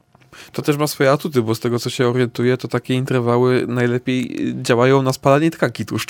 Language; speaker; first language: Polish; native; Polish